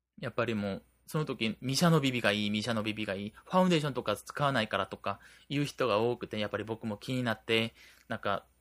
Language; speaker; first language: Japanese; non-native, fluent; Korean